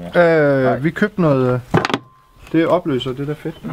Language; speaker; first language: Danish; native; Danish